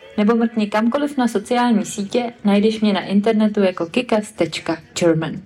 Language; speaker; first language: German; non-native, fluent; Czech